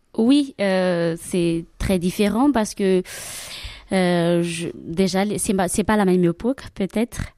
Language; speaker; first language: French; non-native, local second language; Malagasy